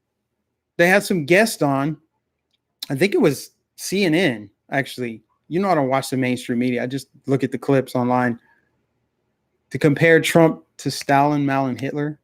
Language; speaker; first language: English; native; English